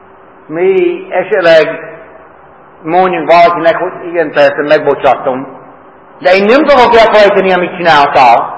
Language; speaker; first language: Hungarian; non-native, fluent; English